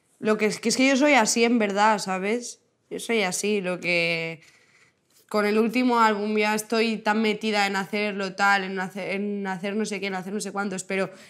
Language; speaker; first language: Spanish; non-native, local second language; Catalan